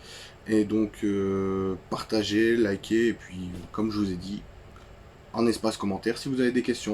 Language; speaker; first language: French; native; French